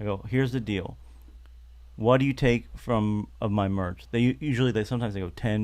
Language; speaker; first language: English; native; English